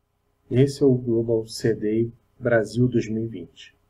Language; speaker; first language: Portuguese; native; Portuguese